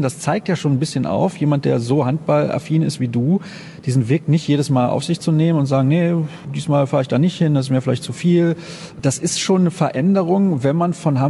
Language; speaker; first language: German; native; German